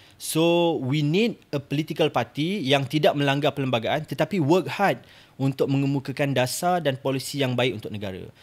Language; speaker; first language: Malay; native; Malay